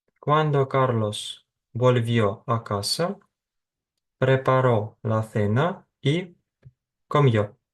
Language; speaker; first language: Spanish; non-native, fluent; Ukrainian